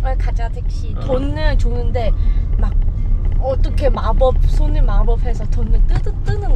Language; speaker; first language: Korean; non-native, fluent; Vietnamese